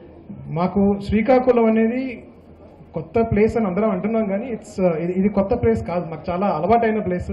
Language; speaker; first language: Telugu; native; Telugu